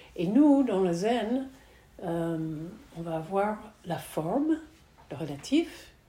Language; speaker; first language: French; native; French